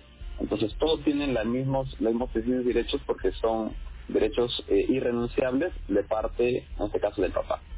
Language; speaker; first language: Spanish; native; Spanish